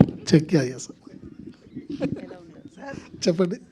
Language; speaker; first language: Telugu; non-native, learner; Tamil